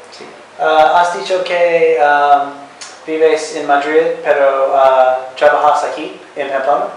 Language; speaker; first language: Spanish; non-native, learner; English